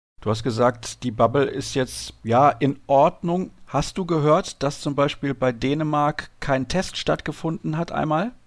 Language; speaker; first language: German; native; German